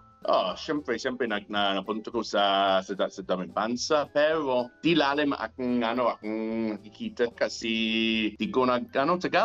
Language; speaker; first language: Filipino; non-native, learner; English